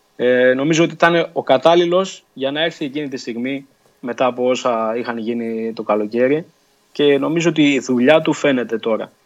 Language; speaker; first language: Greek; early bilingual, other home language; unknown